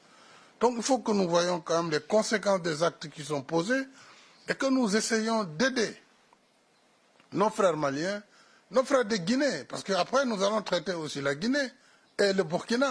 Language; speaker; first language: French; non-native, local second language; Wolof